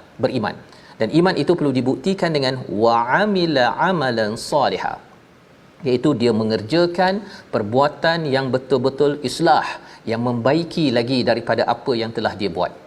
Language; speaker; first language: Malay; native; Malay